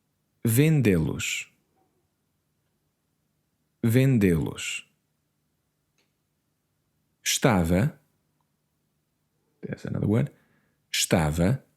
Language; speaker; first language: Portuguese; non-native, learner; English